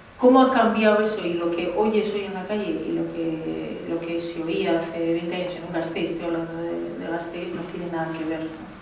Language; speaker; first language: Spanish; non-native, local second language; Basque